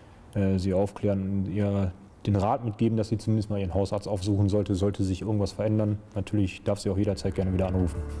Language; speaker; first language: German; native; German